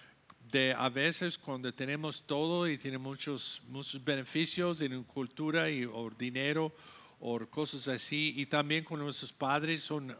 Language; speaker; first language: Spanish; non-native, learner; English